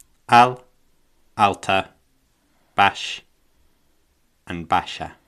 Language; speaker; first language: Catalan; non-native, learner; English